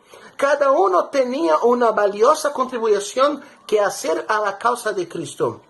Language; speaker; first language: Spanish; non-native, fluent; Portuguese